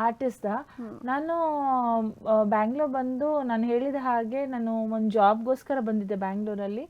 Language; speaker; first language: Kannada; non-native, learner; Hindi